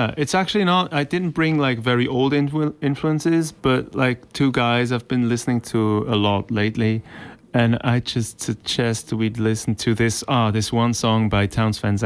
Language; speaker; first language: English; non-native, fluent; Swiss German